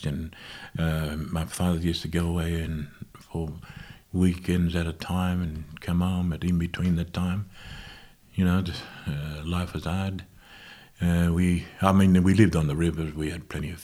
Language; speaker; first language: English; native; English